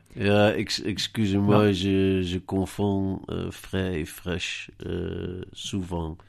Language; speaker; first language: French; non-native, fluent; Dutch